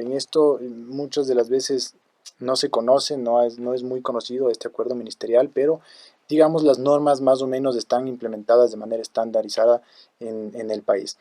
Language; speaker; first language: Spanish; native; Spanish